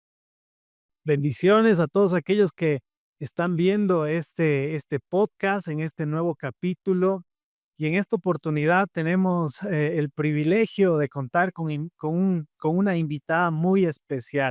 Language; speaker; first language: Spanish; native; Spanish